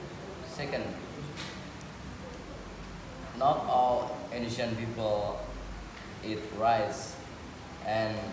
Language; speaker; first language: English; non-native, learner; Indonesian